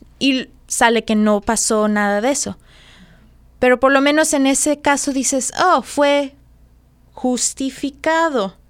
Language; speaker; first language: Spanish; early bilingual, heritage; Spanish